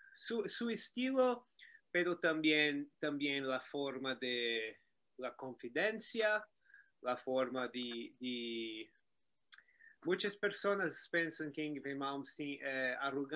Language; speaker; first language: Spanish; non-native, learner; Portuguese